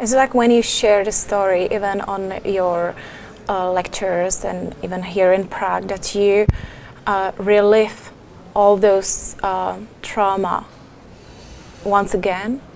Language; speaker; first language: English; non-native, fluent; Czech